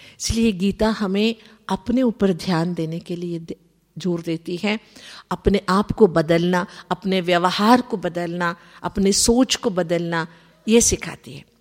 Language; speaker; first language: Hindi; non-native, local second language; Kannada